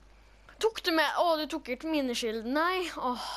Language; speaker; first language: Norwegian; native; Norwegian